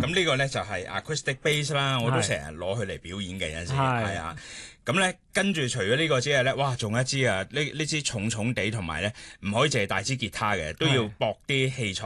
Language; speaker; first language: Cantonese; native; Cantonese